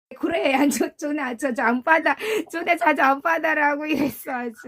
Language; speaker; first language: Korean; non-native, fluent; Filipino